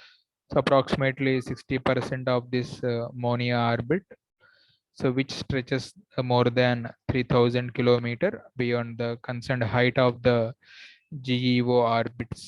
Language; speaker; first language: English; non-native, local second language; Telugu